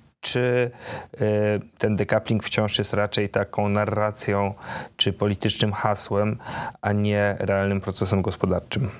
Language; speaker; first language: Polish; native; Polish